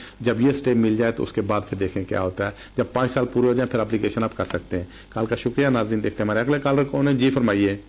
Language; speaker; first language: Urdu; native; Urdu